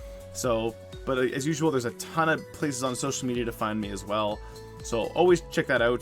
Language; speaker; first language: English; native; English